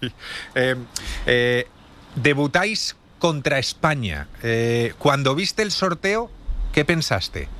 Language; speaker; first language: Spanish; native; Spanish